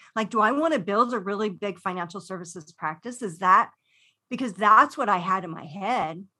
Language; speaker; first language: English; native; English